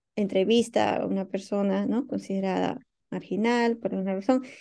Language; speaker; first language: Spanish; native; Spanish